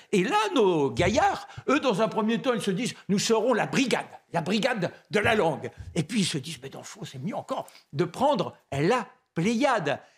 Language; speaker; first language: French; native; French